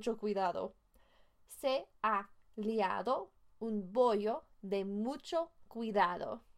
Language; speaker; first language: Spanish; non-native, fluent; English